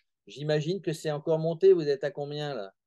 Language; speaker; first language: French; native; French